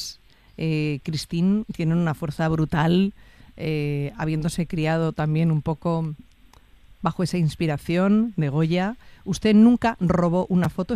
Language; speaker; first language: Spanish; native; Spanish